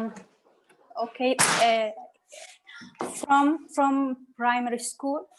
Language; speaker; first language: English; non-native, learner; Arabic